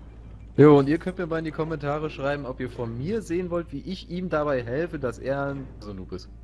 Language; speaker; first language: German; native; German